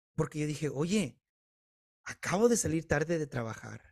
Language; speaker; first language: Spanish; early bilingual, heritage; Spanish